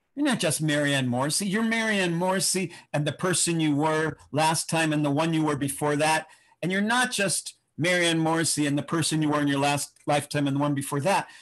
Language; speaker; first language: English; native; English